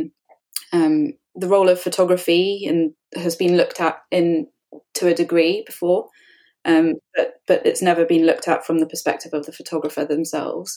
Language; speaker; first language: English; native; English